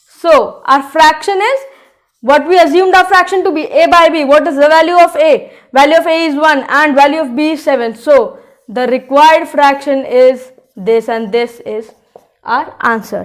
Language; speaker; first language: English; non-native, local second language; Hindi